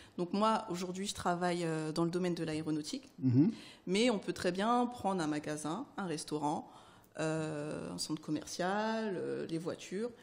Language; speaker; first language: French; early bilingual, other home language; Haitian Creole